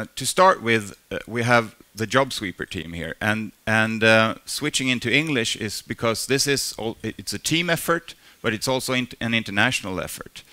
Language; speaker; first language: English; non-native, fluent; Swedish